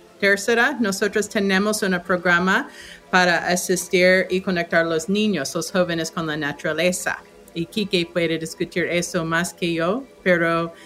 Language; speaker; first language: Spanish; non-native, fluent; English